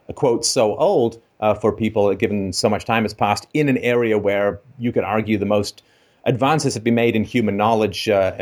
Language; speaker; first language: English; native; English